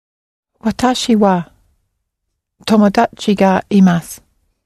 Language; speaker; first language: Japanese; non-native, learner; English